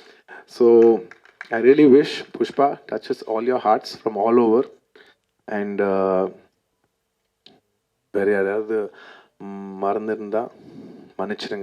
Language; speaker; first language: Tamil; non-native, local second language; Telugu